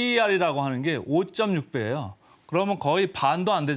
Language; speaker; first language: Korean; native; Korean